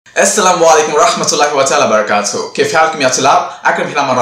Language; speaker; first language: Arabic; non-native, fluent; Tamil